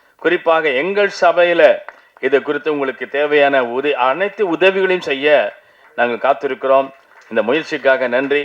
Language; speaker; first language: Tamil; native; Tamil